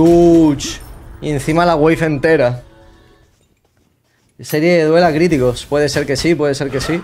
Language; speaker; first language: Spanish; native; Spanish